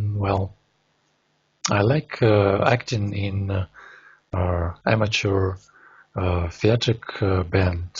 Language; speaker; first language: English; non-native, learner; Russian